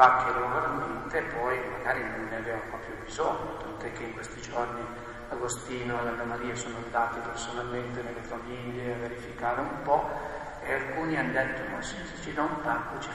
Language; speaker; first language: Italian; native; Italian